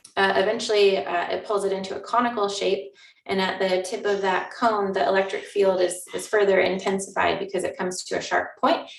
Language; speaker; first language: English; native; English